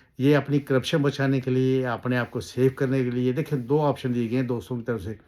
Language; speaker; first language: Urdu; native; Urdu